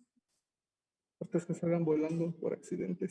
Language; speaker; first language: Spanish; native; Spanish